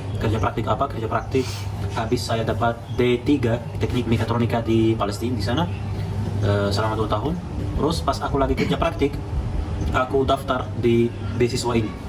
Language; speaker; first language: Indonesian; non-native, fluent; Arabic